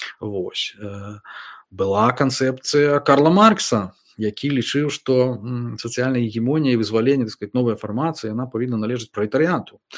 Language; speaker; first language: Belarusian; non-native, local second language; Russian